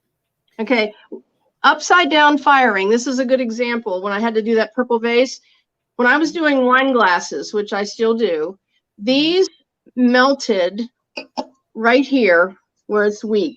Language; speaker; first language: English; native; English